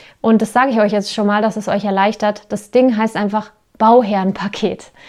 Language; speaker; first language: German; native; German